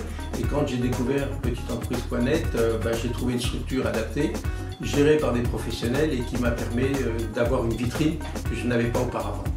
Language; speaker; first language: French; native; French